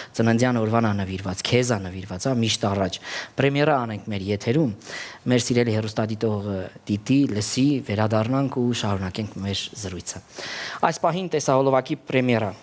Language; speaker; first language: Armenian; native; Armenian